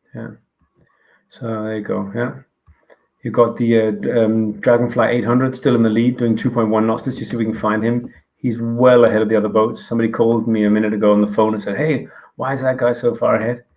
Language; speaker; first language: English; non-native, fluent; Danish